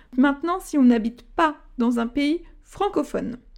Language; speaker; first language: French; native; French